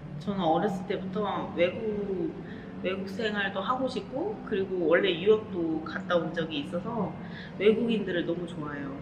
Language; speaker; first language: Korean; native; Korean